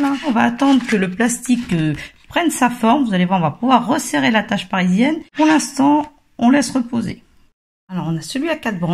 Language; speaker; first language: French; native; French